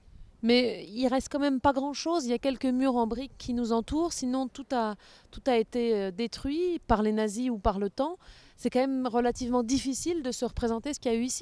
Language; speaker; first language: French; native; French